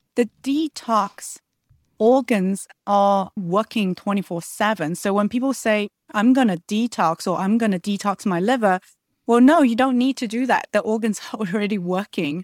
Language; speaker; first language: English; early bilingual, other home language; Chinese